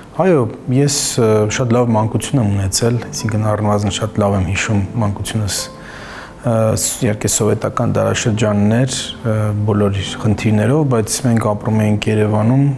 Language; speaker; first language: Armenian; native; Armenian